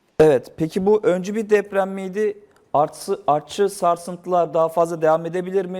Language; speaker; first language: Turkish; native; Turkish